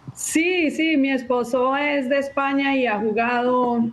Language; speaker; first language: Spanish; native; Spanish